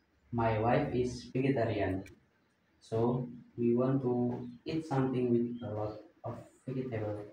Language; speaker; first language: English; non-native, learner; Indonesian